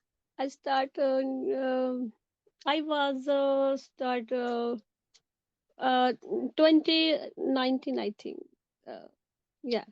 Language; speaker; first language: English; non-native, learner; Urdu